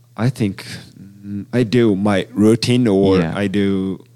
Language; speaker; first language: English; non-native, learner; Japanese